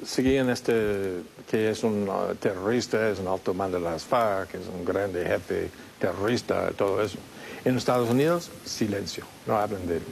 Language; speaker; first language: Spanish; non-native, fluent; English